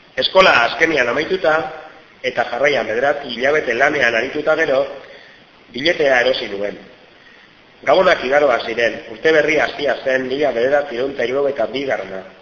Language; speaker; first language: Basque; non-native, fluent; Finnish